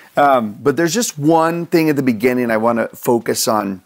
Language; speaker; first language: English; native; English